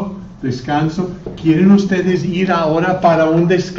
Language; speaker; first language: Spanish; non-native, fluent; English